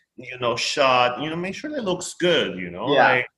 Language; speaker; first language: English; non-native, fluent; Spanish